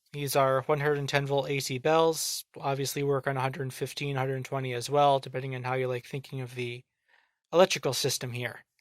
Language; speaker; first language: English; native; English